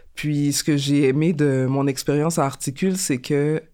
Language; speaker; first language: French; native; French